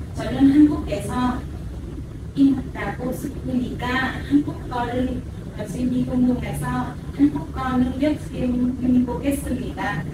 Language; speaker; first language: Korean; non-native, learner; Vietnamese